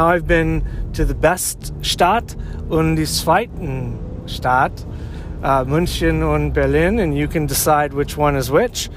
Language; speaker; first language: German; non-native, learner; English